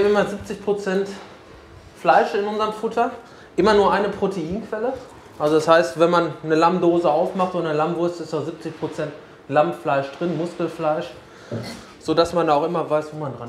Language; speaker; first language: German; native; German